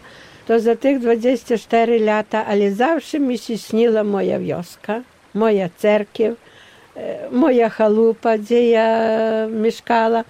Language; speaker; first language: Polish; non-native, local second language; Ukrainian